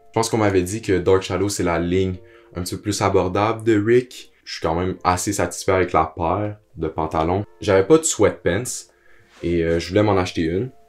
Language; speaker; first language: French; native; French